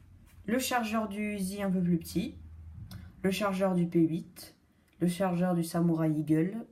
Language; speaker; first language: French; native; French